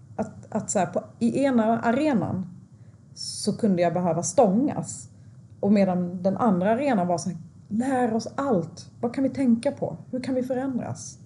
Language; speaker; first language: Swedish; early bilingual, other home language; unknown